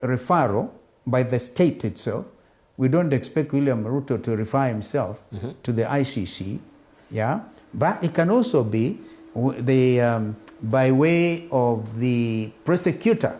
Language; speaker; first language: English; non-native, local second language; Kamba